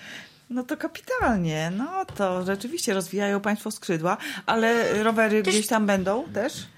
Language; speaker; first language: Polish; native; Polish